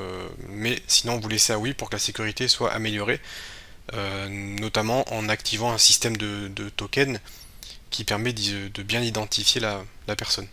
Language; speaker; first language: French; native; French